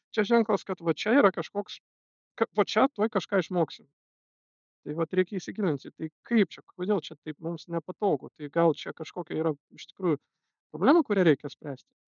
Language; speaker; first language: Lithuanian; non-native, local second language; Russian